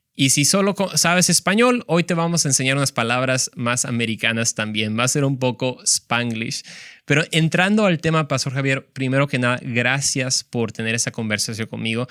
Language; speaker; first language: Spanish; native; Spanish